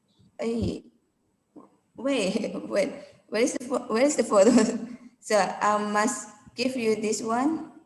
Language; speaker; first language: English; non-native, learner; Indonesian